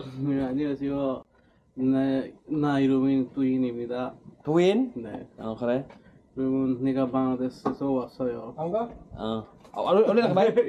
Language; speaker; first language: Korean; non-native, learner; Bangla